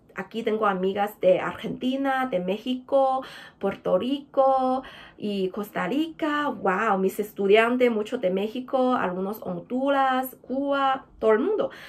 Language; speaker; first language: Spanish; non-native, fluent; Chinese